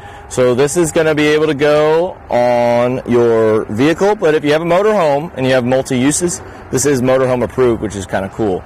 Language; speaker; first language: English; native; English